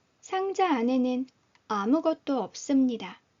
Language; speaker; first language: Korean; native; Korean